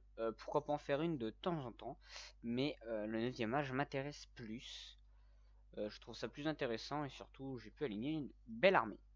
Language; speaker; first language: French; native; French